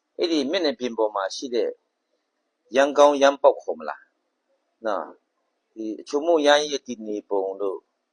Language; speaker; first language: Burmese; non-native, local second language; Kachin